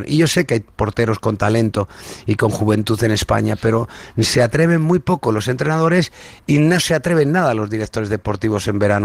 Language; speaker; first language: Spanish; native; Spanish